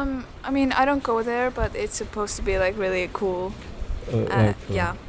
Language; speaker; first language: English; non-native, fluent; Estonian